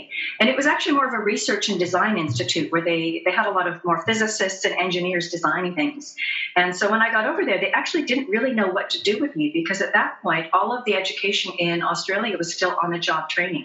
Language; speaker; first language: English; native; English